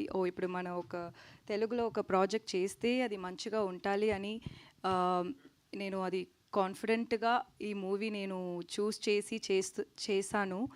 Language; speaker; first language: Telugu; non-native, learner; Tamil